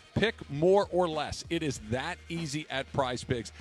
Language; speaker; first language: English; native; English